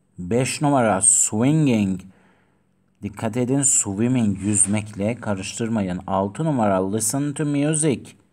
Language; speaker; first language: Turkish; non-native, fluent; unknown